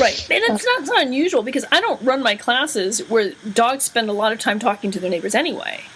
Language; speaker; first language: English; native; English